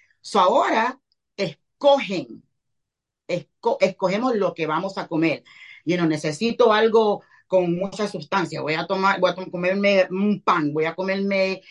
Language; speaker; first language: Spanish; early bilingual, heritage; Spanish